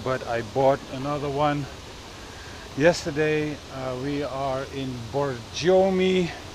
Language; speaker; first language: English; non-native, fluent; Dutch